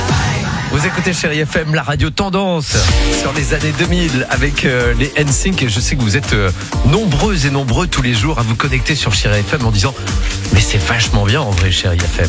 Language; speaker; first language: French; native; French